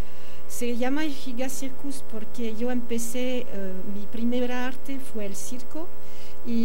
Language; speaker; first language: Spanish; non-native, fluent; French